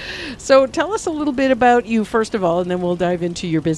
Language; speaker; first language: English; native; English